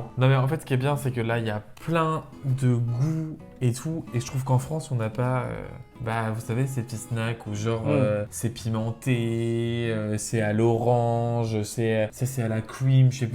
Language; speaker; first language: French; native; French